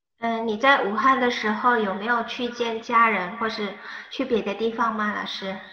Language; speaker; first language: Chinese; non-native, fluent; Indonesian